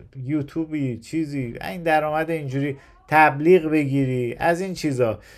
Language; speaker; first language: Persian; native; Persian